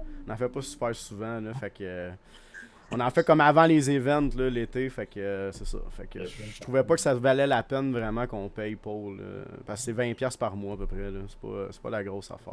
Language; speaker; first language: French; native; French